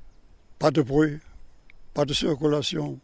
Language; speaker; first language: French; non-native, learner; German